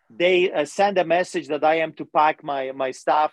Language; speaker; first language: English; non-native, fluent; Polish